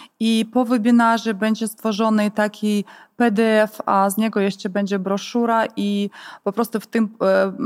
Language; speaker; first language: Polish; non-native, fluent; Ukrainian